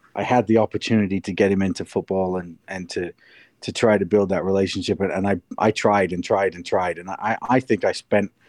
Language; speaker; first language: English; native; English